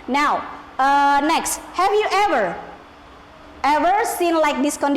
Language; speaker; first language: English; non-native, learner; Indonesian